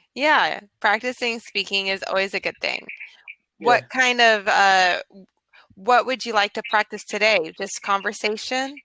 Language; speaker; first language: English; native; English